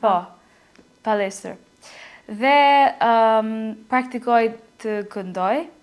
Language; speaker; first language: Albanian; non-native, learner; English